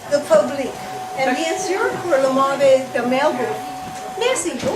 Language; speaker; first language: French; non-native, learner; English